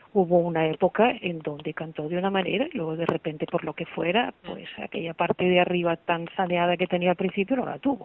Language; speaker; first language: Spanish; native; Spanish